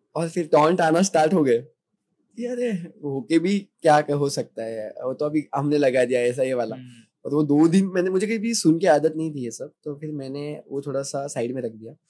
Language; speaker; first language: Hindi; non-native, local second language; Marathi